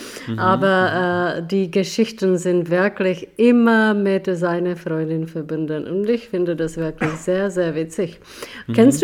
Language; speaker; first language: German; non-native, fluent; Czech